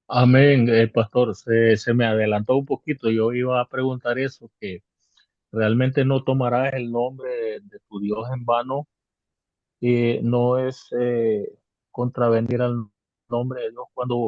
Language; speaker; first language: Spanish; native; Spanish